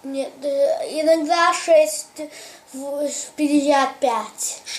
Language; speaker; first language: Russian; early bilingual, heritage; English